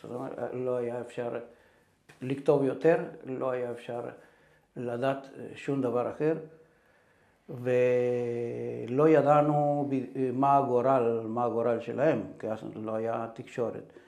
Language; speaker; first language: Hebrew; non-native, fluent; Spanish